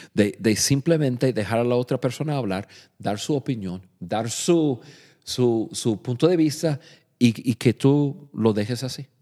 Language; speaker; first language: Spanish; non-native, fluent; English